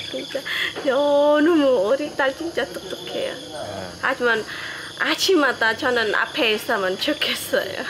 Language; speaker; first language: Korean; non-native, learner; Khmer